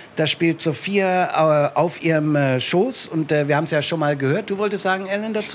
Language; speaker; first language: German; native; German